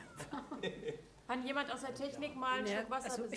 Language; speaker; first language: German; native; German